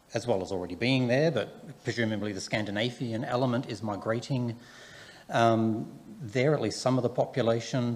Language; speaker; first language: English; native; English